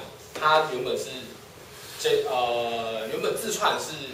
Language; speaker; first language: Chinese; native; Chinese